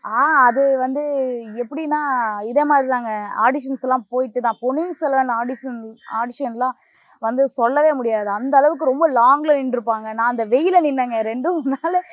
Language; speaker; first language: Tamil; native; Tamil